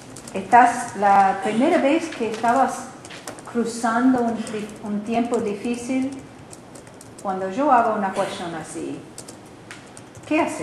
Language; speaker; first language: Spanish; non-native, learner; English